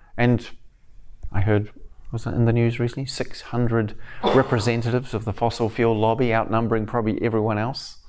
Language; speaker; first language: English; native; English